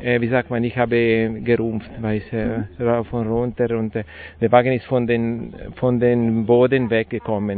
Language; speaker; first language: German; non-native, local second language; Italian